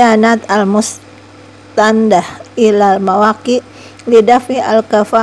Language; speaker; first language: Arabic; non-native, fluent; Indonesian